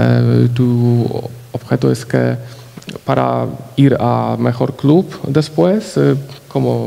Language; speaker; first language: Spanish; non-native, learner; Polish